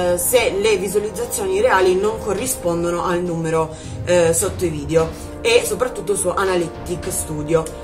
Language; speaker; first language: Italian; native; Italian